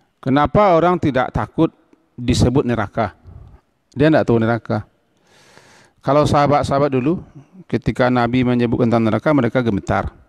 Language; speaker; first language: Malay; non-native, local second language; Minangkabau